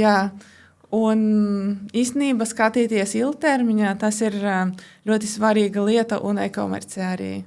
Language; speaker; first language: Latvian; non-native, local second language; Russian